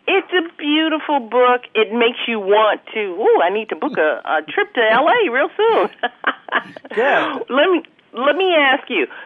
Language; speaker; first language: English; native; English